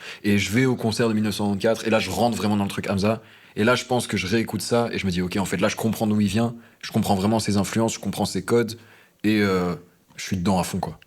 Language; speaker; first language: French; native; French